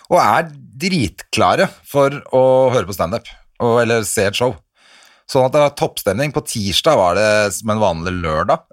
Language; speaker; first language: Norwegian; native; Norwegian